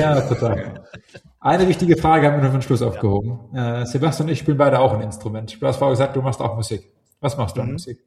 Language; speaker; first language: German; native; German